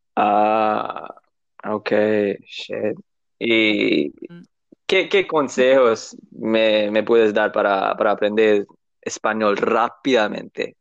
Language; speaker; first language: Spanish; non-native, learner; English